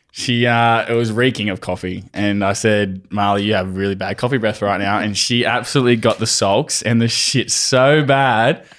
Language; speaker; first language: English; native; English